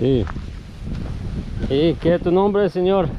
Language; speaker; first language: Spanish; non-native, learner; Polish